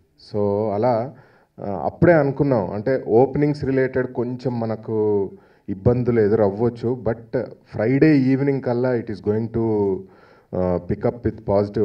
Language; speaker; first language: Telugu; native; Telugu